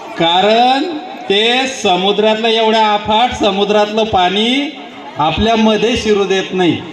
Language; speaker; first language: Marathi; native; Marathi